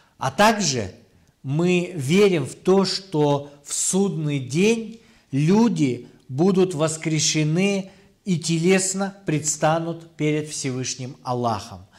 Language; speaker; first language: Russian; non-native, local second language; Kyrgyz